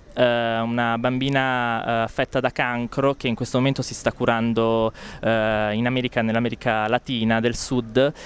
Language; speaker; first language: Italian; native; Italian